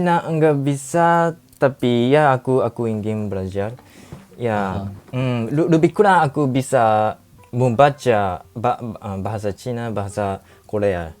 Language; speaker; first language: Indonesian; non-native, learner; Japanese